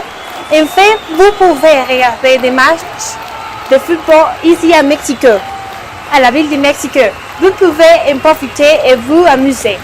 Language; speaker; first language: French; non-native, learner; Spanish